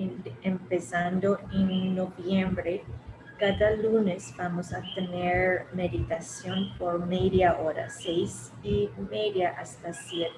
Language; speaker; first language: Spanish; early bilingual, heritage; English